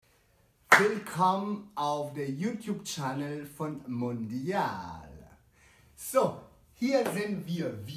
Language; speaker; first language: German; non-native, fluent; French